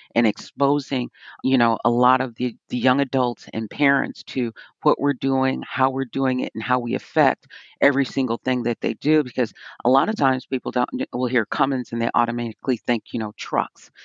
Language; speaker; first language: English; native; English